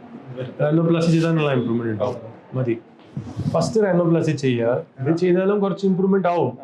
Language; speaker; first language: Malayalam; non-native, local second language; Tamil